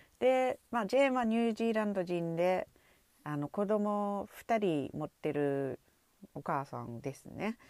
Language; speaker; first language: Japanese; non-native, fluent; English